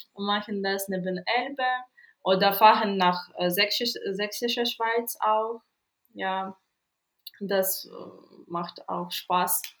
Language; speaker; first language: German; non-native, learner; Ukrainian